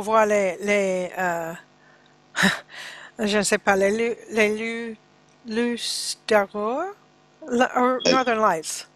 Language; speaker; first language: French; non-native, learner; English